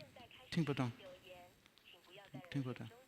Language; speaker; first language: Chinese; non-native, learner; English